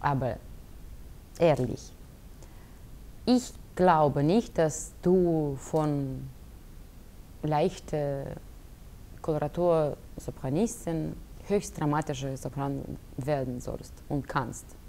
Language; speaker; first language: German; non-native, fluent; Russian